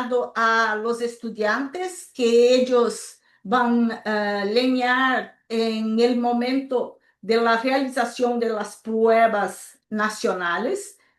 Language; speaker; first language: Spanish; non-native, local second language; Portuguese